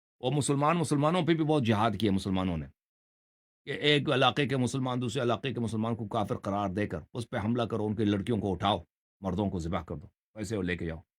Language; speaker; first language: Urdu; non-native, fluent; Persian